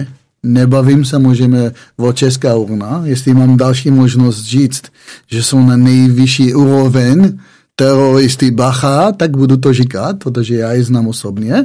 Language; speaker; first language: Czech; non-native, fluent; Hebrew